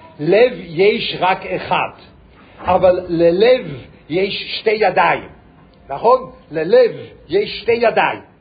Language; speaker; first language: Hebrew; non-native, fluent; English